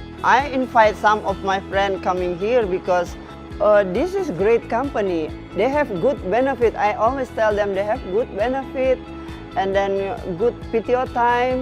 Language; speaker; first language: English; non-native, fluent; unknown